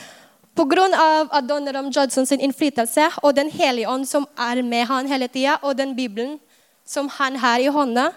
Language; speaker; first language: Norwegian; non-native, fluent; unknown